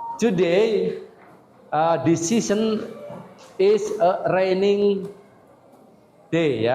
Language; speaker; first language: English; non-native, fluent; Indonesian